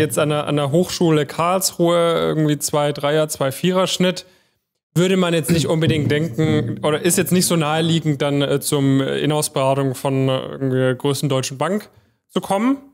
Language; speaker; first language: German; native; German